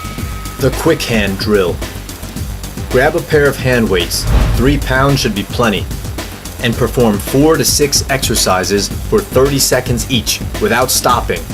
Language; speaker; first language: English; native; English